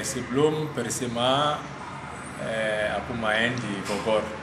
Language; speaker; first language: Indonesian; non-native, fluent; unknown